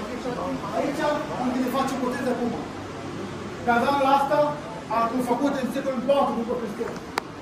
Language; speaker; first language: Romanian; non-native, learner; Arabic